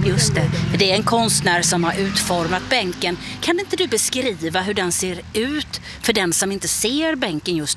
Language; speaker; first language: Swedish; native; Swedish